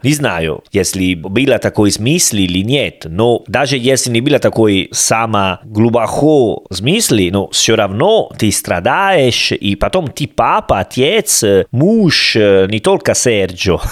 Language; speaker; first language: Russian; non-native, learner; Italian